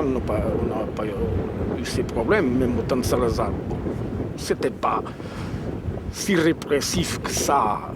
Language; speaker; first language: French; non-native, fluent; Portuguese